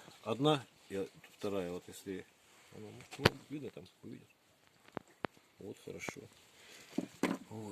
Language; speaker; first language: Russian; native; Russian